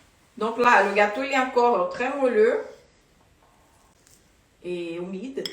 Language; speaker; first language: French; non-native, fluent; Portuguese